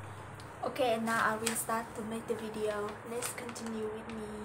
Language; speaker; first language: English; non-native, learner; Vietnamese